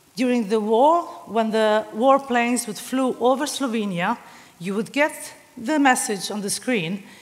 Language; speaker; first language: English; non-native, fluent; Serbian